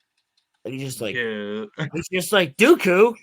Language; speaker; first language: English; native; English